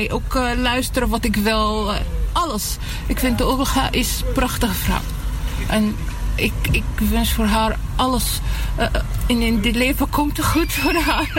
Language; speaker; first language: Dutch; non-native, learner; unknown